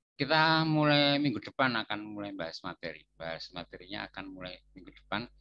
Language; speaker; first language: Indonesian; non-native, local second language; Javanese